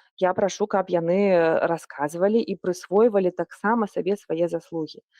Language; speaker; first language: Belarusian; non-native, local second language; Russian